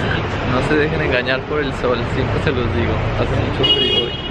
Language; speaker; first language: Spanish; native; Spanish